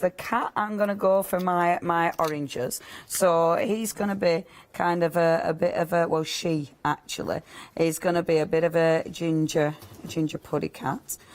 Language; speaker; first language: English; native; English